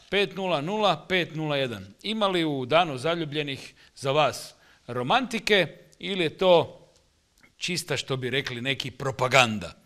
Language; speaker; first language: Serbian; native; Serbian